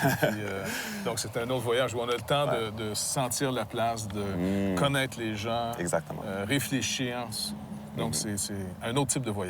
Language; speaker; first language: French; native; French